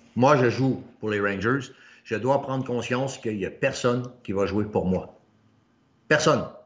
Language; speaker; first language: French; native; French